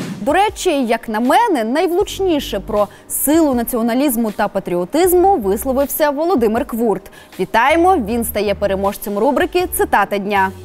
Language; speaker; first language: Ukrainian; native; Ukrainian